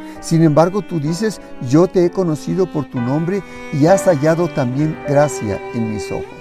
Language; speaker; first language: Spanish; native; Spanish